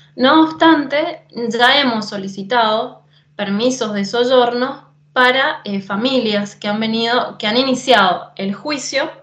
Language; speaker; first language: Spanish; native; Spanish